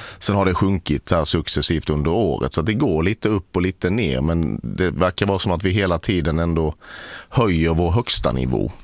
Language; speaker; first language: Swedish; native; Swedish